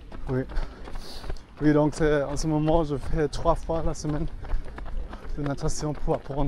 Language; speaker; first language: French; non-native, fluent; German